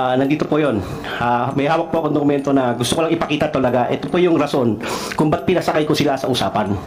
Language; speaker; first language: Filipino; non-native, local second language; Cebuano